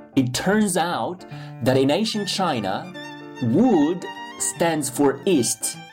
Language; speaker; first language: English; non-native, fluent; Chinese